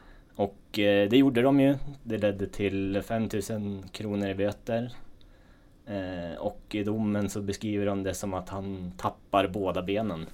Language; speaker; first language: Swedish; native; Swedish